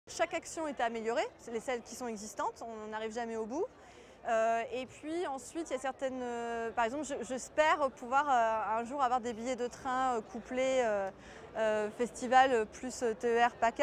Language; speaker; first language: French; native; French